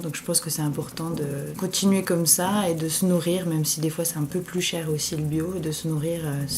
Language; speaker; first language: French; native; French